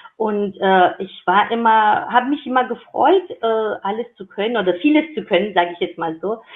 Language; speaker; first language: German; non-native, fluent; Georgian